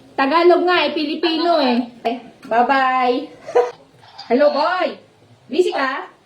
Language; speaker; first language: Filipino; native; Filipino